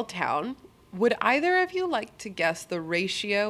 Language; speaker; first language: English; native; English